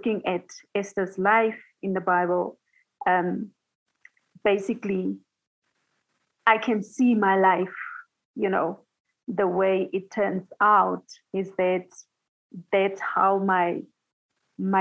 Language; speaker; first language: English; non-native, local second language; Tswana